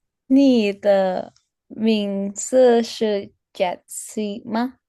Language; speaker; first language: Chinese; non-native, learner; Spanish